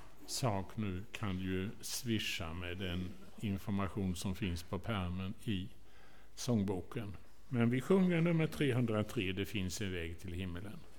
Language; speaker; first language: Swedish; native; Swedish